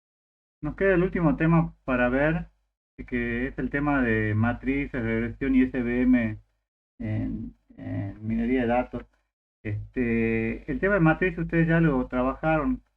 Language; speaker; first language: Spanish; native; Spanish